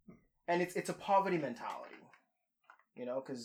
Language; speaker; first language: English; non-native, local second language; Yoruba